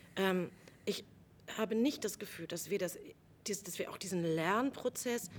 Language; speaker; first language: German; native; German